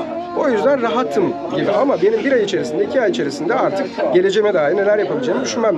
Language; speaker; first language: Turkish; native; Turkish